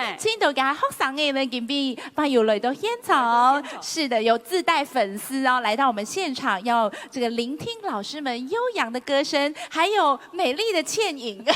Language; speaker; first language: Chinese; native; Chinese